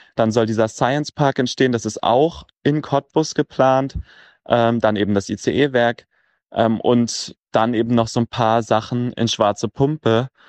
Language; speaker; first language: German; native; German